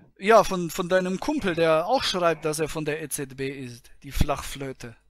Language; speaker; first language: German; native; German